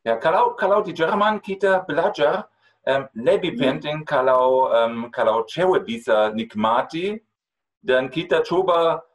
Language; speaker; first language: Indonesian; non-native, fluent; German